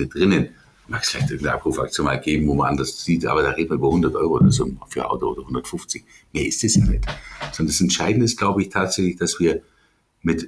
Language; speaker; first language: German; native; German